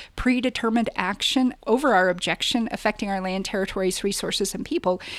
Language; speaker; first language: English; native; English